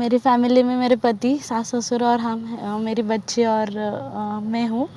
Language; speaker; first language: Hindi; non-native, local second language; Marathi